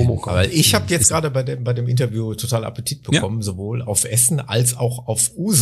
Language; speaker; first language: German; native; German